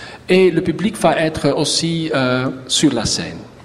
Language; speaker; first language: French; non-native, learner; Dutch